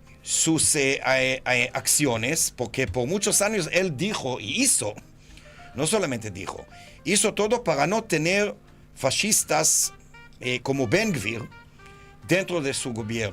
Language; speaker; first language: Spanish; non-native, fluent; Hebrew